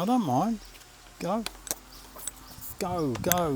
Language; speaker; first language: English; native; English